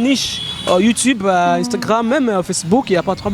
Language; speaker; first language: French; non-native, local second language; Rundi